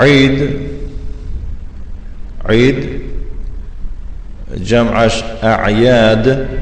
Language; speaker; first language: Arabic; non-native, fluent; Tajik